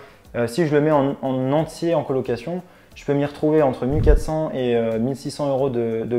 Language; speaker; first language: French; native; French